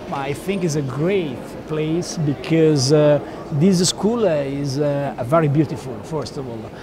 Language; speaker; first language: English; non-native, learner; Italian